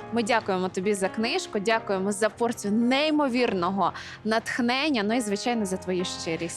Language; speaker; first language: Ukrainian; native; Ukrainian